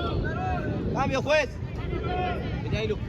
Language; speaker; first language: Spanish; native; Spanish